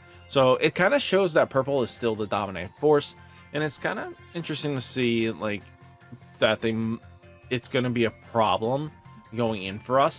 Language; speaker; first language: English; native; English